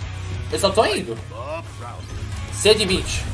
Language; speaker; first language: Portuguese; native; Portuguese